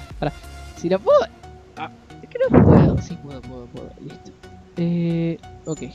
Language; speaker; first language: Spanish; native; Spanish